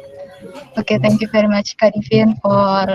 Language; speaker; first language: English; non-native, local second language; Indonesian